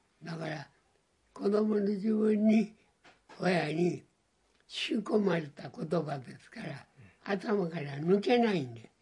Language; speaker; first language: Japanese; native; Japanese